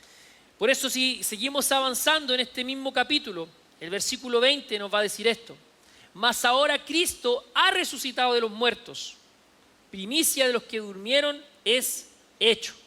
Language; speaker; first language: Spanish; native; Spanish